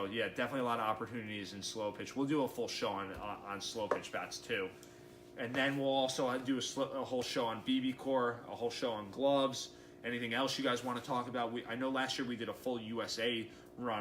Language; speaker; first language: English; native; English